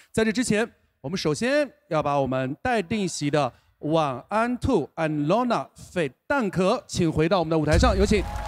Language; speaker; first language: Chinese; native; Chinese